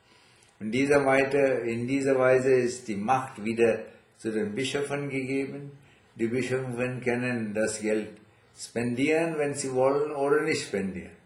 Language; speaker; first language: German; non-native, fluent; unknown